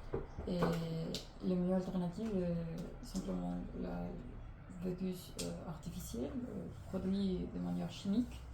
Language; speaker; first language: French; non-native, learner; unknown